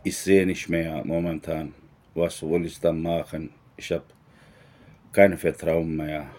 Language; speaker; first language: German; non-native, learner; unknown